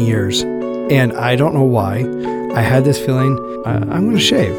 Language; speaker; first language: English; native; English